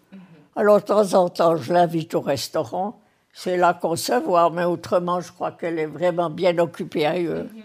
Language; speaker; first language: French; native; French